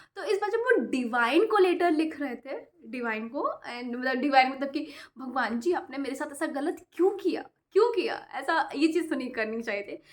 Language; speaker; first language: Hindi; native; Hindi